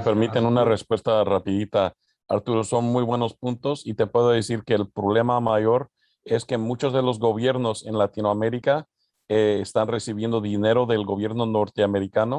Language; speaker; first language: Spanish; early bilingual, other home language; English